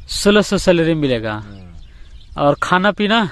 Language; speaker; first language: Hindi; native; Hindi